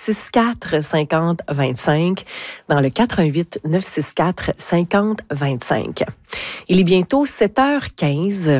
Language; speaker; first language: French; native; French